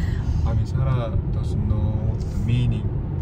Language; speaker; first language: English; non-native, fluent; Korean